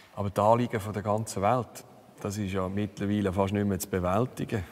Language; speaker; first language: German; native; German